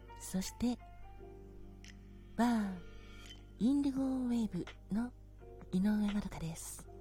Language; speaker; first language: Japanese; native; Japanese